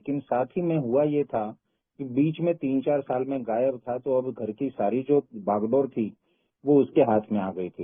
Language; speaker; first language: Hindi; native; Hindi